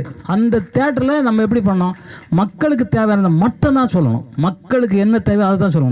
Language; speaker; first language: Tamil; native; Tamil